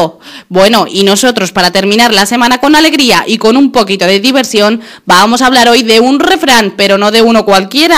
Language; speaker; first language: Spanish; native; Spanish